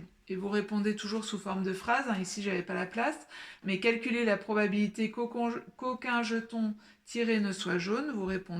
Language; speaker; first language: French; native; French